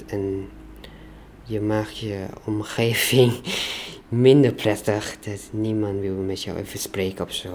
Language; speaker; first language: Dutch; non-native, learner; Thai